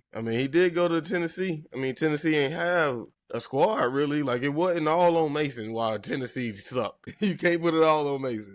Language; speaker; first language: English; native; English